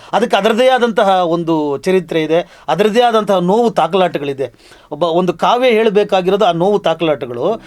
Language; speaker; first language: Kannada; native; Kannada